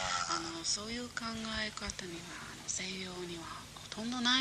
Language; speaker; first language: Japanese; non-native, learner; English